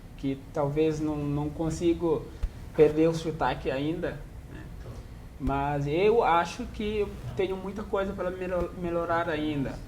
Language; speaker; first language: Portuguese; non-native, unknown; Wolof